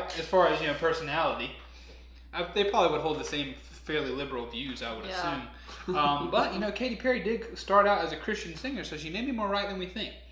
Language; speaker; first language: English; native; English